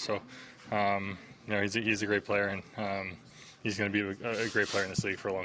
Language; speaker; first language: English; native; English